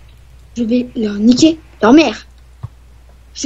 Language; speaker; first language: French; native; French